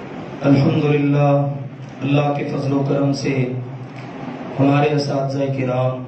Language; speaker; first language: Urdu; native; Urdu